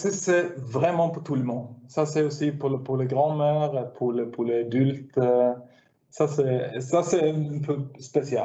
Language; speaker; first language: French; non-native, learner; Swedish